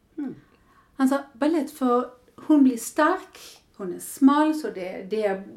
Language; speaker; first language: Swedish; non-native, fluent; Dutch